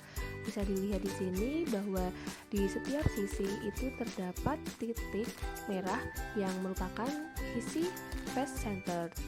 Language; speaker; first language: Indonesian; native; Indonesian